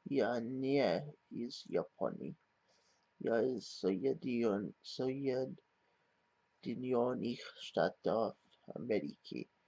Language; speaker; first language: Russian; non-native, learner; English